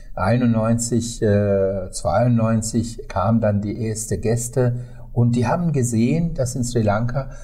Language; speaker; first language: German; non-native, fluent; Sinhala